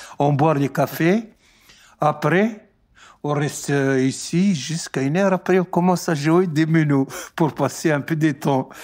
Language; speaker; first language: French; non-native, learner; Arabic